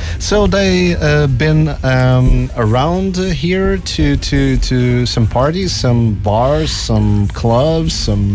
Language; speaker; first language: English; non-native, fluent; Portuguese